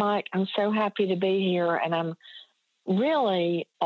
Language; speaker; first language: English; native; English